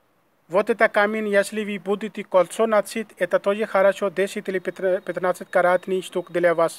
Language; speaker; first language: Russian; non-native, learner; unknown